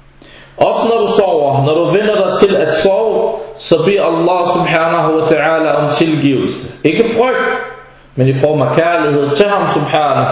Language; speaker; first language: Danish; early bilingual, other home language; Arabic